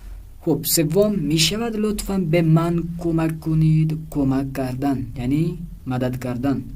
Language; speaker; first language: Persian; non-native, fluent; Urdu